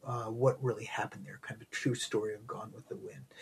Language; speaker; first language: English; native; English